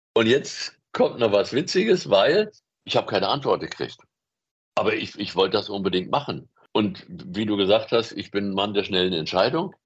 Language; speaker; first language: German; native; German